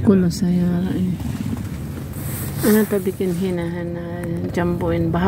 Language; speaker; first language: Arabic; non-native, learner; Filipino